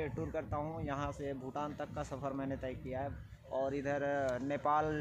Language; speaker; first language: Hindi; native; Hindi